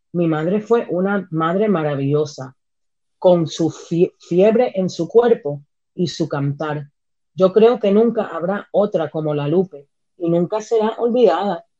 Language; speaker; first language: Spanish; early bilingual, heritage; Spanish